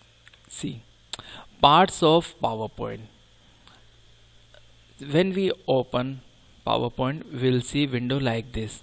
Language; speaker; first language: English; non-native, local second language; Hindi